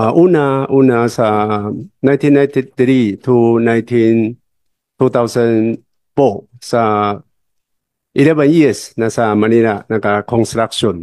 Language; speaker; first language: Filipino; non-native, learner; Chinese